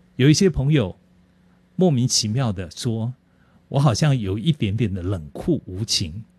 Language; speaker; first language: Chinese; native; Chinese